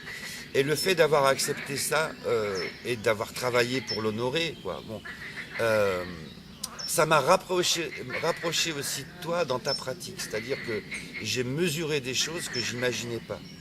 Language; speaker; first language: French; native; French